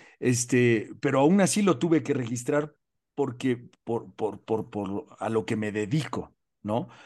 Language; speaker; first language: Spanish; native; Spanish